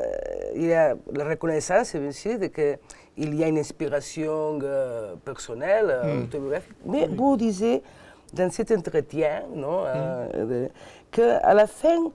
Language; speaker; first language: French; non-native, learner; Catalan